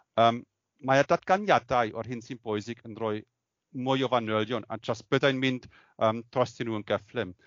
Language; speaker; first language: Welsh; non-native, fluent; German